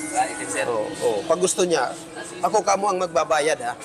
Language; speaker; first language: Filipino; non-native, local second language; Waray